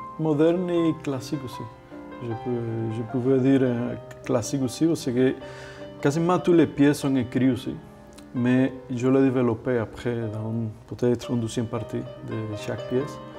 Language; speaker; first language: French; non-native, fluent; Spanish